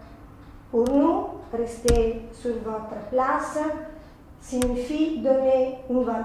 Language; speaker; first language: French; non-native, fluent; Italian